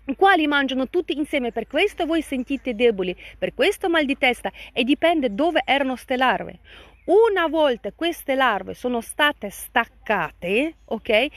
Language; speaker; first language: Italian; non-native, fluent; Russian